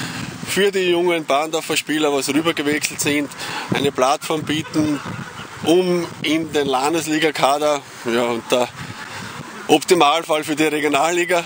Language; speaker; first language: German; native; German